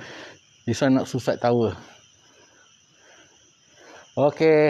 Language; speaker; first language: English; non-native, local second language; Malay